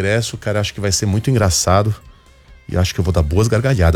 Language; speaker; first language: Portuguese; native; Portuguese